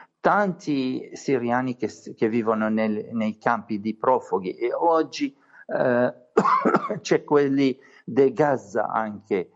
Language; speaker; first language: Italian; non-native, fluent; Arabic